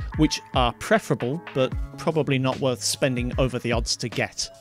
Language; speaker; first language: English; native; English